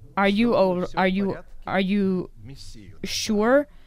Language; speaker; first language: English; non-native, fluent; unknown